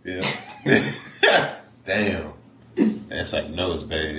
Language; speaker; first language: English; native; English